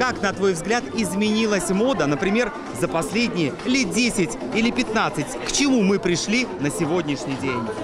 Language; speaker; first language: Russian; native; Russian